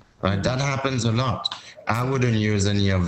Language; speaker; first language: English; non-native, fluent; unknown